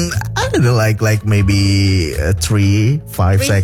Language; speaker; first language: English; non-native, fluent; Indonesian